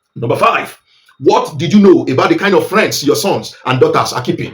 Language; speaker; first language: English; non-native, local second language; Yoruba